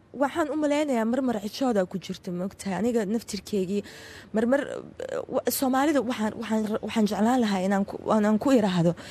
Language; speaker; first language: Somali; early bilingual, heritage; Somali